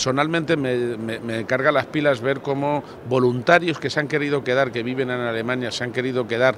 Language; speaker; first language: Spanish; native; Spanish